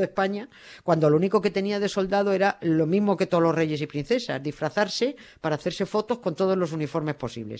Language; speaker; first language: Spanish; native; Spanish